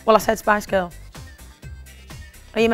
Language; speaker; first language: English; native; English